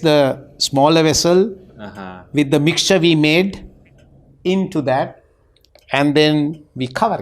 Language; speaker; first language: English; non-native, local second language; Sinhala